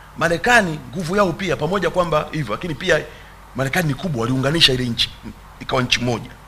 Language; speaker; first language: Swahili; native; Swahili